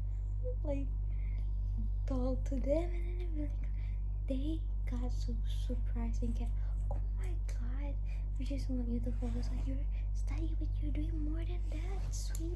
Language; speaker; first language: English; non-native, local second language; Indonesian